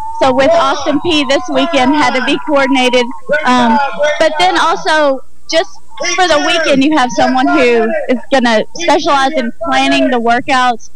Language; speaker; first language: English; native; English